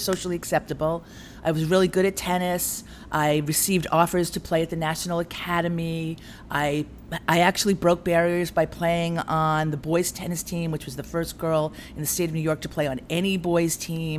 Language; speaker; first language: English; native; English